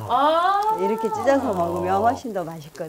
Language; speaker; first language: Korean; native; Korean